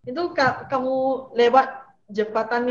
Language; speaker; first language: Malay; non-native, local second language; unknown